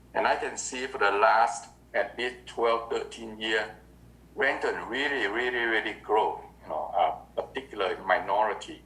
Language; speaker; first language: English; non-native, learner; Vietnamese